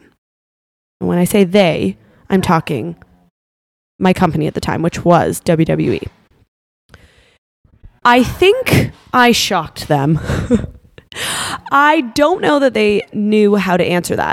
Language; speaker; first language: English; native; English